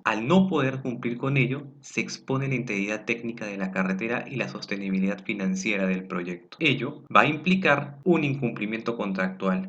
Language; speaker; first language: Spanish; native; Spanish